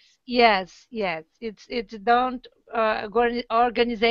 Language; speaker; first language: English; non-native, learner; Portuguese